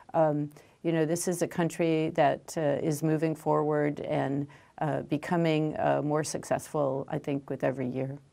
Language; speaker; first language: English; native; English